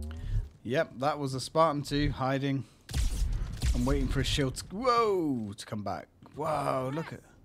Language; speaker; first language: English; native; English